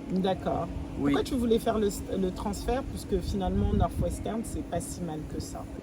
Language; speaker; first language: French; native; French